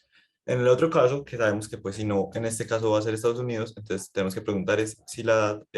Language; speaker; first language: Spanish; native; Spanish